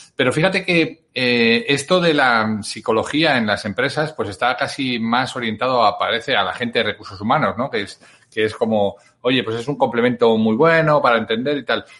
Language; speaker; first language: Spanish; native; Spanish